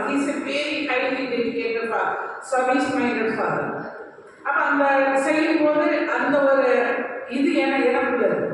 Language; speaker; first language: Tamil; non-native, local second language; Malayalam